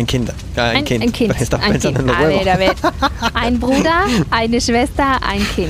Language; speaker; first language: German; non-native, fluent; Spanish